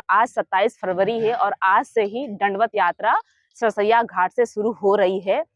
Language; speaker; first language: Hindi; native; Hindi